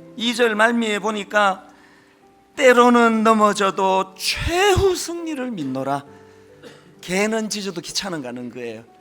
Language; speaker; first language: Korean; native; Korean